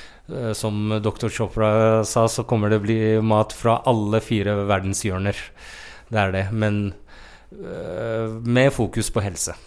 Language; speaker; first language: Norwegian; non-native, fluent; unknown